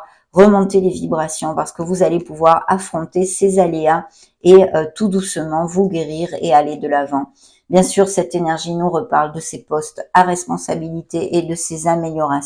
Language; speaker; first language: French; native; French